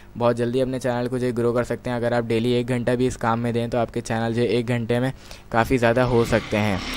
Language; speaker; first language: Hindi; native; Hindi